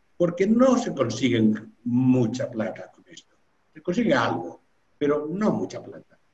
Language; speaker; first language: Spanish; native; Spanish